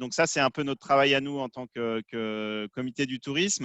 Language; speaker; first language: French; native; French